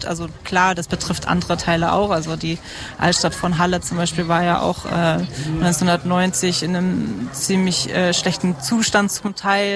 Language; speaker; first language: German; native; German